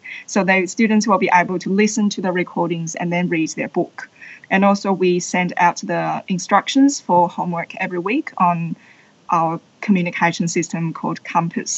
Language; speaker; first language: English; non-native, fluent; Chinese